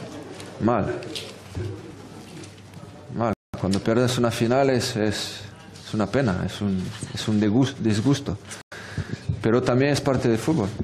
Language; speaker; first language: Spanish; non-native, fluent; French